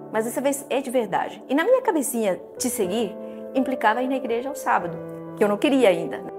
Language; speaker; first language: Portuguese; non-native, fluent; Spanish